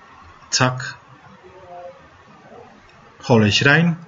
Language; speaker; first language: German; non-native, fluent; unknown